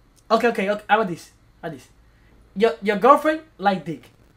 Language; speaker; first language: English; non-native, learner; Spanish